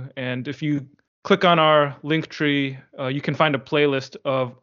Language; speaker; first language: English; native; English